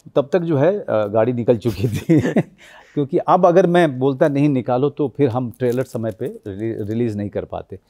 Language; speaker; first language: Hindi; native; Hindi